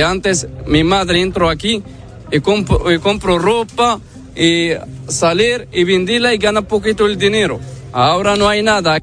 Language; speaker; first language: Spanish; non-native, learner; Arabic